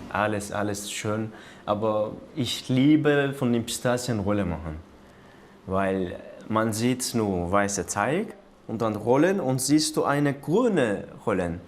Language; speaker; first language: German; non-native, learner; Turkish